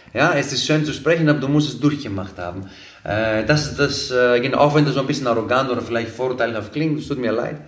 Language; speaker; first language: German; non-native, fluent; Greek